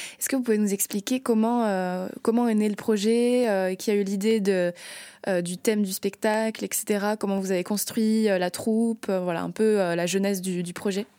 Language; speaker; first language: French; native; French